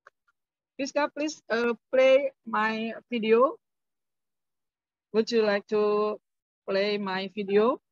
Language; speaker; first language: English; non-native, learner; Indonesian